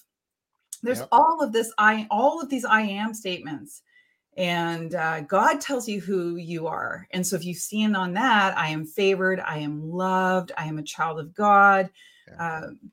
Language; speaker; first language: English; native; English